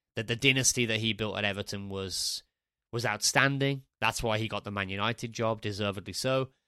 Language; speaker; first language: English; native; English